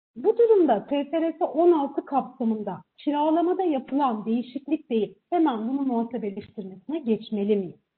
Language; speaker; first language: Turkish; native; Turkish